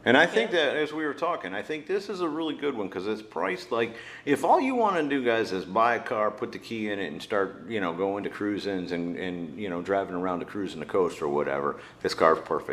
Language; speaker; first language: English; native; English